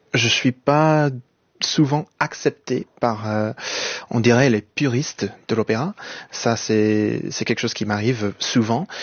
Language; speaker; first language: French; non-native, fluent; English